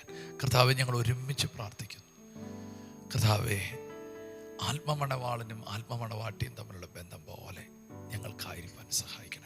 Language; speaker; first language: Malayalam; native; Malayalam